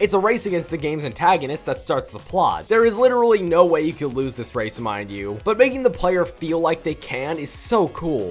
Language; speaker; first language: English; native; English